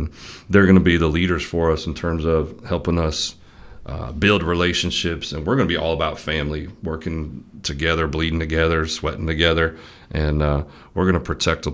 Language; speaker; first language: English; native; English